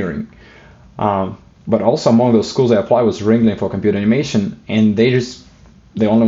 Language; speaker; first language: English; non-native, fluent; Russian